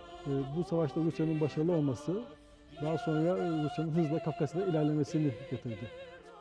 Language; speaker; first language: Turkish; native; Turkish